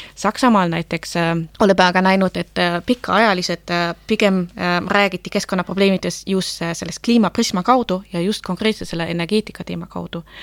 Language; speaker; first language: Estonian; non-native, fluent; German